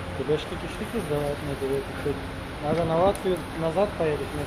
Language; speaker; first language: Russian; non-native, learner; Bulgarian